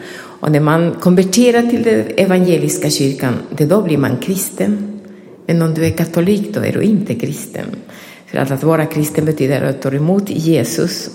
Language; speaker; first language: Swedish; non-native, fluent; Spanish